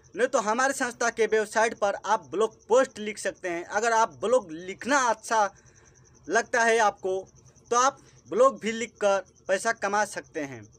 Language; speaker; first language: Hindi; native; Hindi